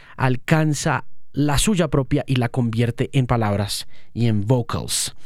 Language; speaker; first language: Spanish; native; Spanish